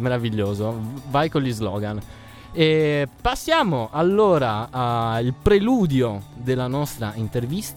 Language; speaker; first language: Italian; native; Italian